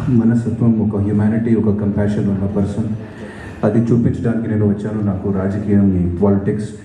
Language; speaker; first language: Telugu; non-native, fluent; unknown